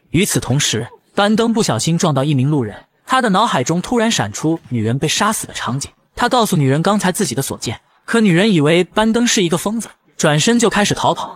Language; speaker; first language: Chinese; native; Chinese